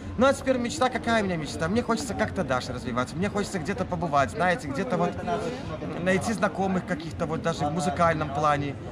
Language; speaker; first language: Russian; native; Russian